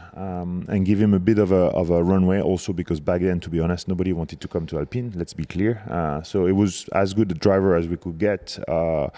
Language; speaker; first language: English; non-native, fluent; French